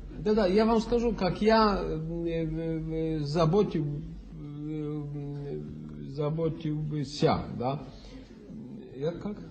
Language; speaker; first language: Russian; non-native, fluent; Polish